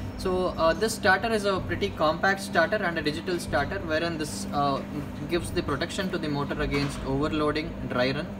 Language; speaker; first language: English; non-native, local second language; Kannada